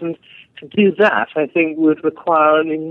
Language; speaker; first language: English; native; English